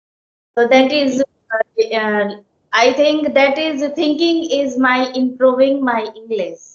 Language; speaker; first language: English; non-native, learner; Hindi